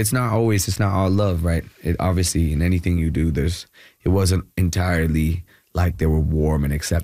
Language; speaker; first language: English; non-native, local second language; Malayalam